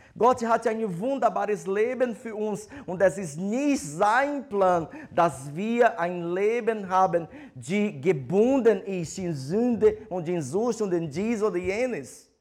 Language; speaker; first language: German; non-native, fluent; Portuguese